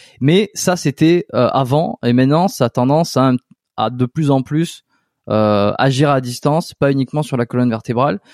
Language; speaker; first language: French; native; French